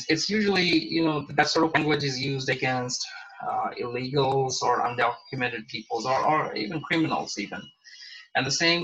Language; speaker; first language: English; non-native, local second language; Bangla